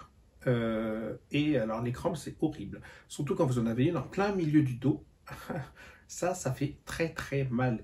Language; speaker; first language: French; native; French